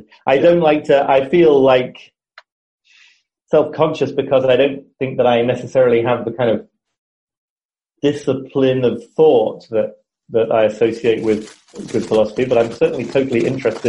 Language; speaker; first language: English; native; English